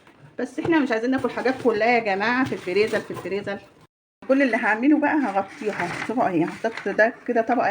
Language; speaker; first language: Arabic; native; Arabic